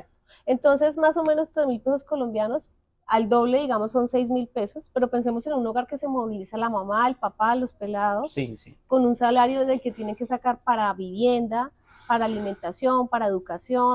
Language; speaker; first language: Spanish; native; Spanish